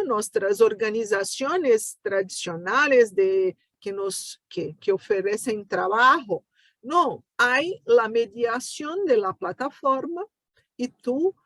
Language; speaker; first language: Spanish; non-native, fluent; Portuguese